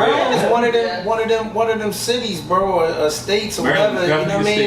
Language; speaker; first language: English; native; English